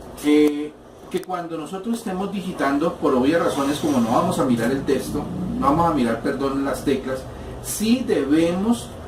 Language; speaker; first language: Spanish; native; Spanish